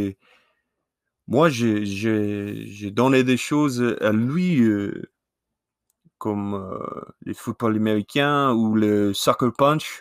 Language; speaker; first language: French; non-native, learner; English